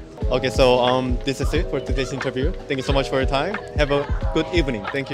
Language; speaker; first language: English; non-native, fluent; Korean